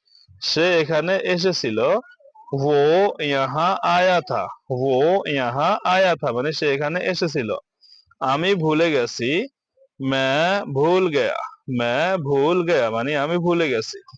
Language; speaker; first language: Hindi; non-native, learner; Bangla